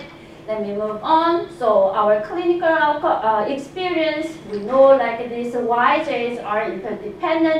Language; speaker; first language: English; non-native, fluent; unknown